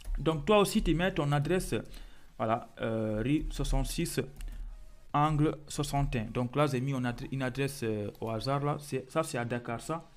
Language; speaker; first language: French; non-native, local second language; Fula